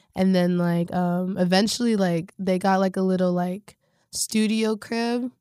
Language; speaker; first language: English; native; English